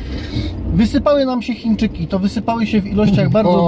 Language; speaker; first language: Polish; native; Polish